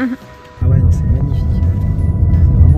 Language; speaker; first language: Japanese; native; Japanese